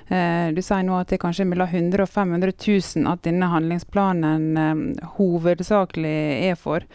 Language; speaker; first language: Norwegian; native; Norwegian